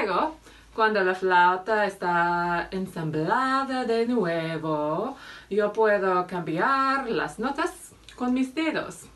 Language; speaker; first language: Spanish; non-native, fluent; English